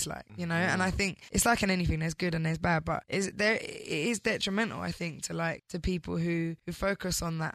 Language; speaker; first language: English; native; English